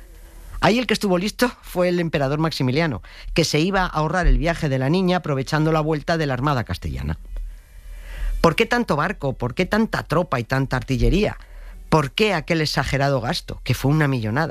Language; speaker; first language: Spanish; native; Spanish